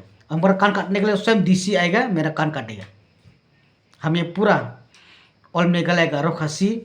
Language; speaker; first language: Hindi; non-native, local second language; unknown